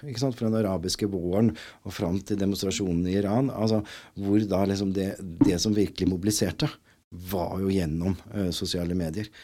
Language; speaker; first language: Norwegian; native; Norwegian